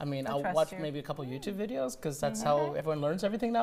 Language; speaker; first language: English; native; English